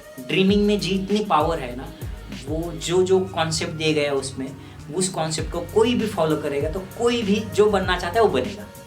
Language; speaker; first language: Hindi; non-native, local second language; Marathi